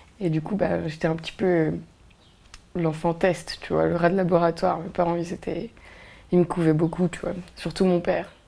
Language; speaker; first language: French; native; French